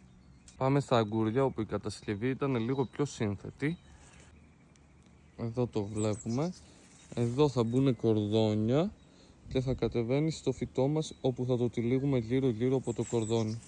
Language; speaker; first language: Greek; native; Greek